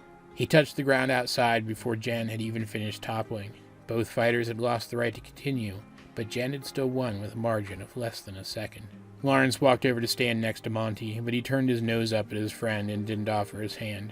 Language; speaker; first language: English; native; English